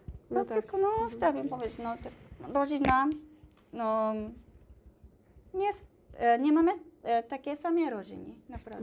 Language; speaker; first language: Polish; non-native, learner; Japanese